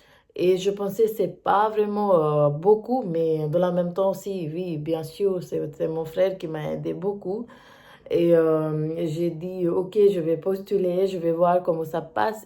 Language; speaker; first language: French; non-native, learner; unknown